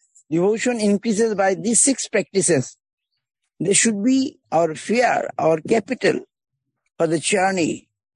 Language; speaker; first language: English; non-native, local second language; Bangla